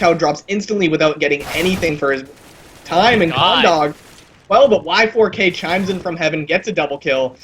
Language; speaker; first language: English; native; English